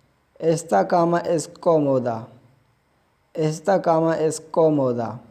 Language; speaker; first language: Spanish; non-native, fluent; Urdu